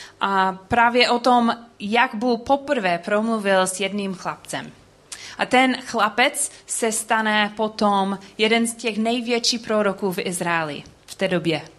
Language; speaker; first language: Czech; non-native, learner; English